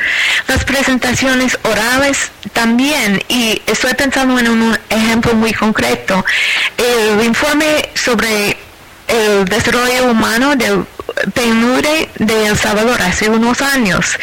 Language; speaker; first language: Spanish; non-native, fluent; English